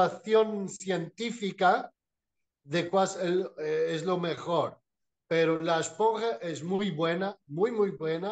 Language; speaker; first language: Spanish; non-native, fluent; Portuguese